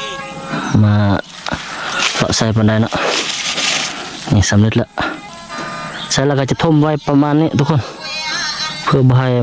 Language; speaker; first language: Thai; non-native, local second language; Lao